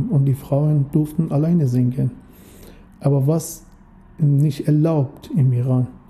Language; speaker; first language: German; non-native, fluent; Persian